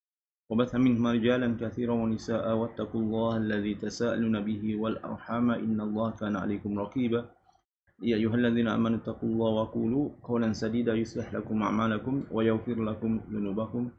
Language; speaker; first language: Arabic; non-native, fluent; Malay